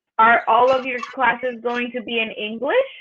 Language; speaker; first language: English; non-native, fluent; Spanish